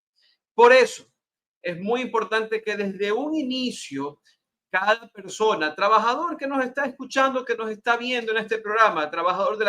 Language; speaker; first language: Spanish; native; Spanish